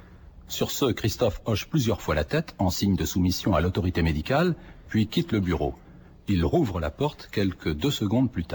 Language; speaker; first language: French; native; French